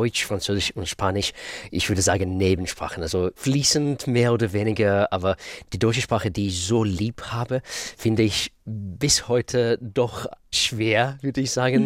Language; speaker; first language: German; non-native, fluent; Russian